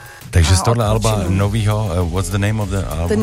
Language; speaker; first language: Czech; native; Czech